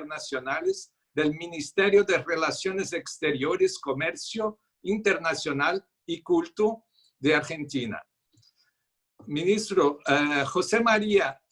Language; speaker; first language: Spanish; non-native, fluent; Portuguese